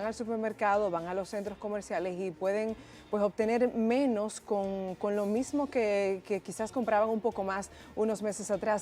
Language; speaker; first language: Spanish; native; Spanish